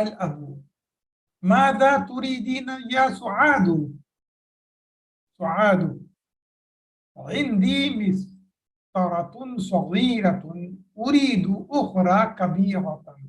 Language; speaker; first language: Arabic; non-native, fluent; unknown